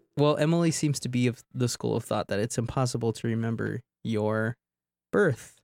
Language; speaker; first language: English; native; English